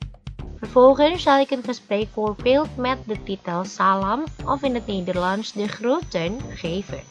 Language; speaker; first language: Dutch; non-native, fluent; Indonesian